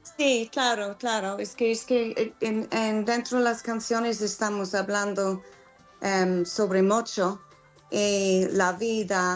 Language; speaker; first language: Spanish; non-native, fluent; English